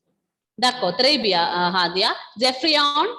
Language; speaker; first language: French; non-native, fluent; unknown